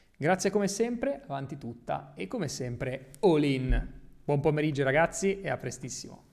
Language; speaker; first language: Italian; native; Italian